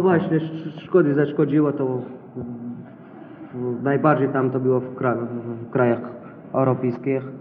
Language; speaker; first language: Polish; non-native, learner; Arabic